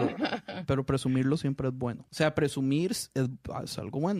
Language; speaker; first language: Spanish; native; Spanish